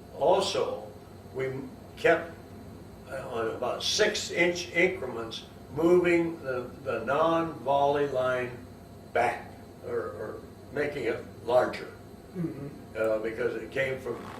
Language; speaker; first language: English; native; English